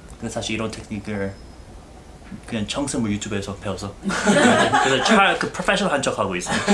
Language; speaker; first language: Korean; non-native, fluent; English